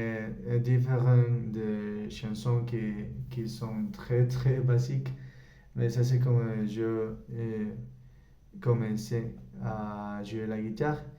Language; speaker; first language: French; non-native, learner; Spanish